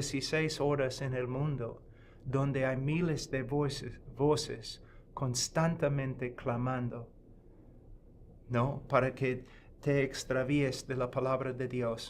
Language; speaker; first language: Spanish; non-native, fluent; English